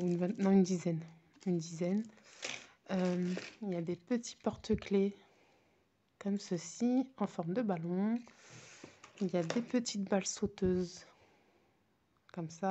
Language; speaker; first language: French; native; French